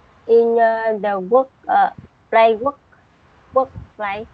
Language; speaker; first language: English; non-native, learner; Vietnamese